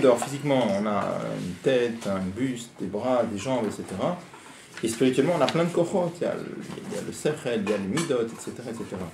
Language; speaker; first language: French; native; French